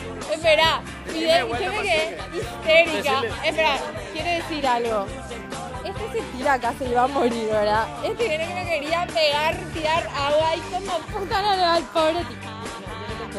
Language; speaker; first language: Spanish; native; Spanish